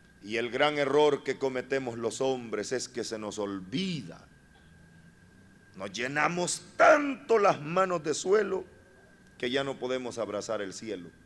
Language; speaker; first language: Spanish; native; Spanish